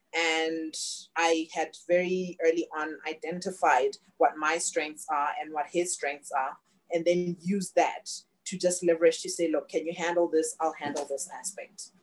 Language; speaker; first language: English; non-native, local second language; Tswana